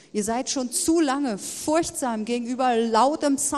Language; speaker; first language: German; native; German